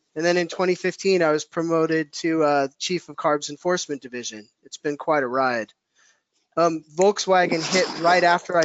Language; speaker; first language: English; native; English